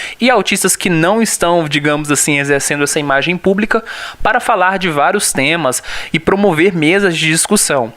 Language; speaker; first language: Portuguese; native; Portuguese